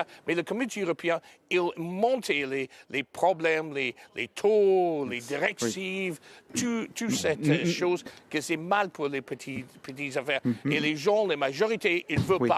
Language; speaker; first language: French; non-native, learner; English